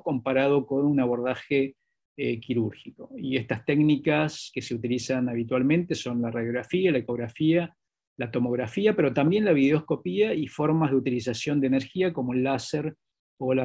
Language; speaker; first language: Spanish; native; Spanish